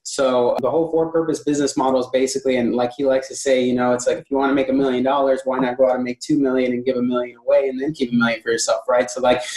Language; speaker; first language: English; native; English